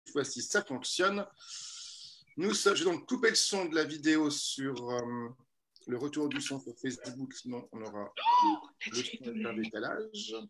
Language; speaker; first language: French; native; French